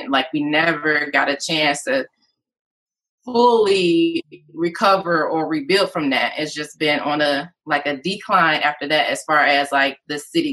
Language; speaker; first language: English; native; English